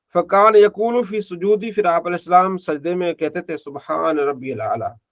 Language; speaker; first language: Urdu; native; Urdu